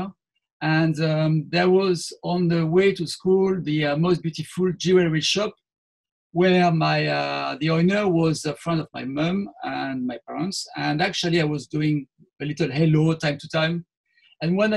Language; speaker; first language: English; non-native, fluent; French